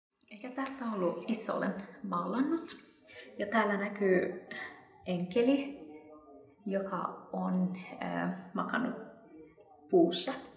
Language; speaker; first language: Finnish; non-native, fluent; Persian